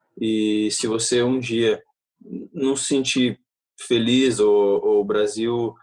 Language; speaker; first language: Portuguese; early bilingual, heritage; Portuguese